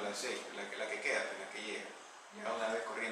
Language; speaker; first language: Spanish; native; Spanish